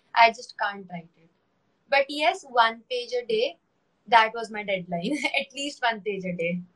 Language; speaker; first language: English; non-native, local second language; Hindi